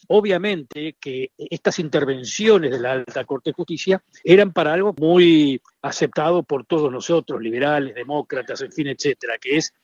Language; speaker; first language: Spanish; native; Spanish